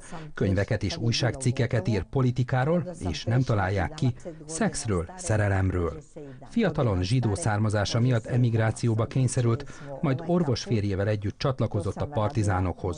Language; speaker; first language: Hungarian; native; Hungarian